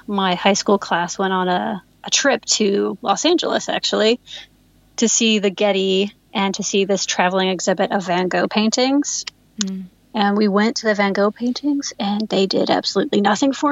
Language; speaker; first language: English; native; English